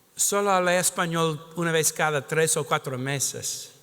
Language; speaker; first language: Spanish; non-native, fluent; English